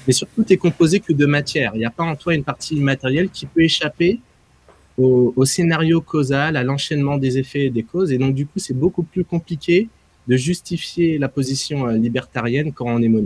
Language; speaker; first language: French; native; French